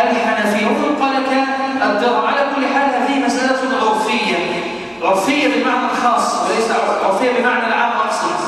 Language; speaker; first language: Arabic; native; Arabic